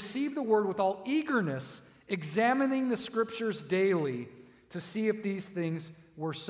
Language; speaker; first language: English; native; English